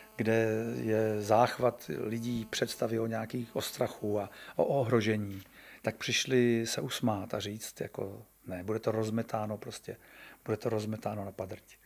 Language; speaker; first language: Czech; native; Czech